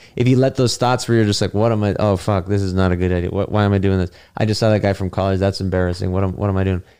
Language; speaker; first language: English; native; English